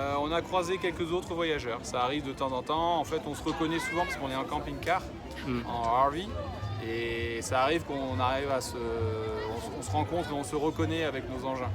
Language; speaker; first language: French; native; French